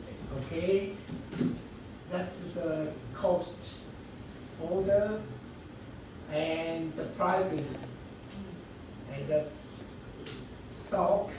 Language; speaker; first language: English; non-native, learner; Chinese